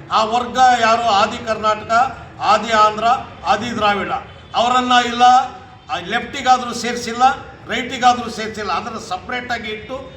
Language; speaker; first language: Kannada; non-native, local second language; Lambadi